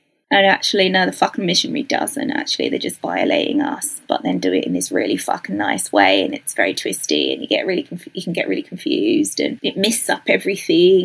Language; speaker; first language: English; native; English